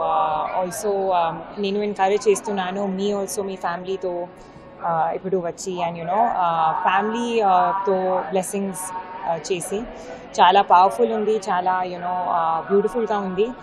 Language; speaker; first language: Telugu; non-native, learner; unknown